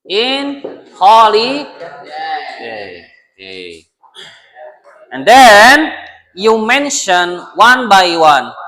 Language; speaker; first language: English; non-native, learner; Indonesian